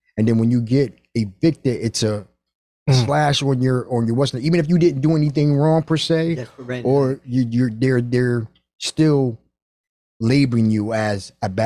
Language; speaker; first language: English; native; English